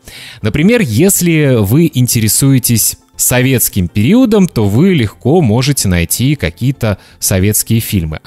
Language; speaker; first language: Russian; native; Russian